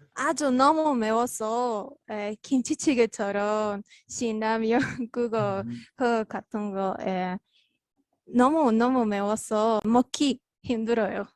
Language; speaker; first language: Korean; non-native, learner; Spanish